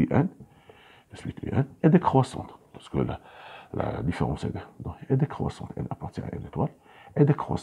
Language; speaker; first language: French; non-native, local second language; Arabic